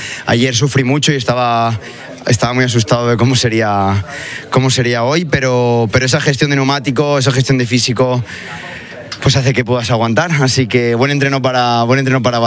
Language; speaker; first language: Spanish; native; Spanish